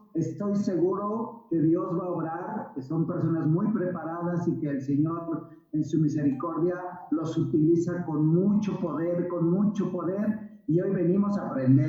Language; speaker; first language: Spanish; native; Spanish